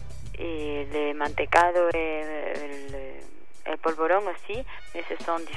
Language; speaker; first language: French; non-native, learner; Spanish